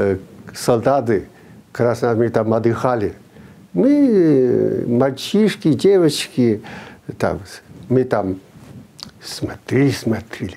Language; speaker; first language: Russian; non-native, fluent; Chinese